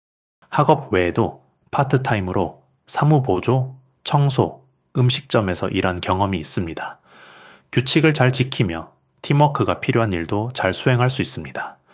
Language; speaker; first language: Korean; non-native, fluent; Urdu